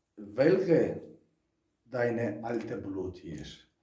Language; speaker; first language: German; non-native, learner; Turkish